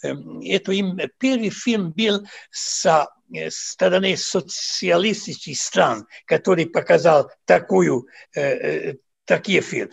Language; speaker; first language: Russian; non-native, fluent; Serbian